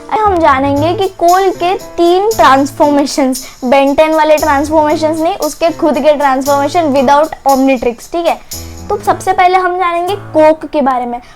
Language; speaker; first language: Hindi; non-native, local second language; Marathi